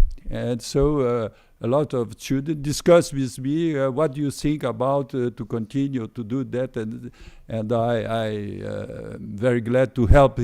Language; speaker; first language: English; non-native, fluent; Portuguese